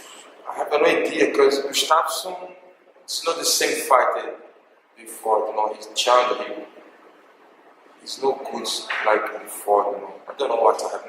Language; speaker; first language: English; non-native, learner; Portuguese